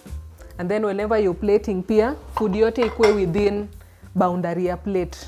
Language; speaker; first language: English; non-native, local second language; Swahili